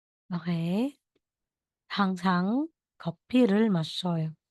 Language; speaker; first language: Korean; non-native, learner; Filipino